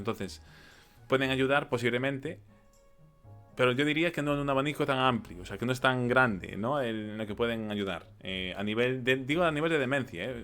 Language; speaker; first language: Spanish; native; Spanish